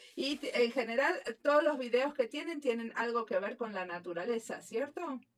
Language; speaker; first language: Spanish; native; Spanish